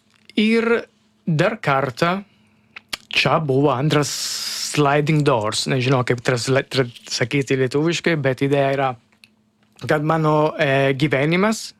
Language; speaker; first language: Lithuanian; non-native, learner; Italian